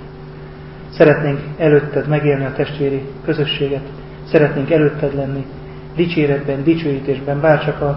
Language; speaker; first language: Hungarian; native; Hungarian